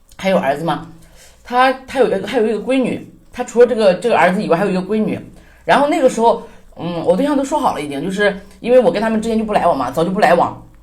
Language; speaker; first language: Chinese; native; Chinese